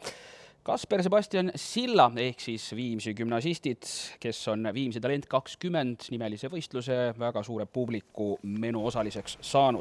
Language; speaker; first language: Estonian; native; Estonian